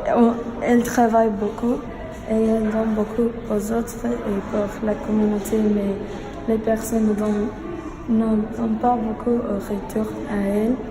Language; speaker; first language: French; non-native, learner; English